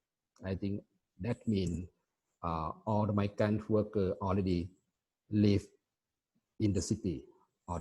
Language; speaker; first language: English; non-native, fluent; Thai